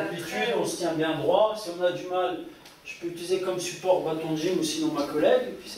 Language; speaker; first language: French; native; French